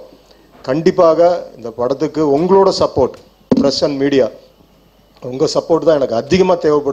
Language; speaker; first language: Tamil; native; Tamil